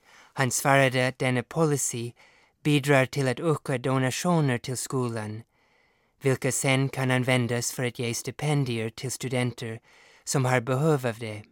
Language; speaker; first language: Swedish; non-native, fluent; English